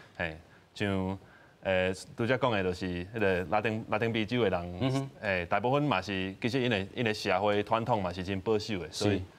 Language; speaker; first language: Min Nan Chinese; non-native, fluent; English